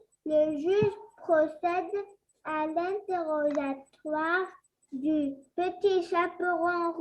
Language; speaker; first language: French; non-native, learner; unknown